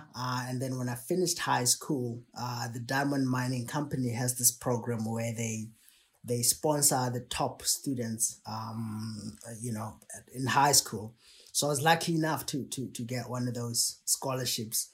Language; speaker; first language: English; non-native, local second language; Tswana